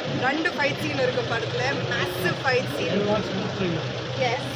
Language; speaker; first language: Tamil; non-native, local second language; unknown